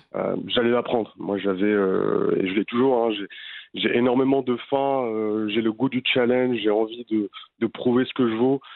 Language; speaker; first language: French; non-native, local second language; Arabic